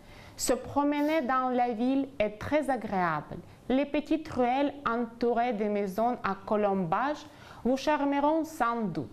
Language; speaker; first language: French; non-native, fluent; Ukrainian